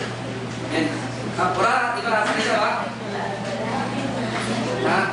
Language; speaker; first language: Filipino; non-native, learner; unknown